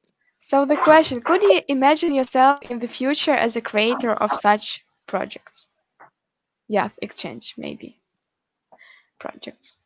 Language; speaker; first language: English; non-native, fluent; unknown